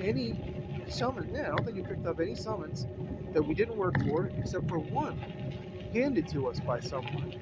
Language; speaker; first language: English; native; English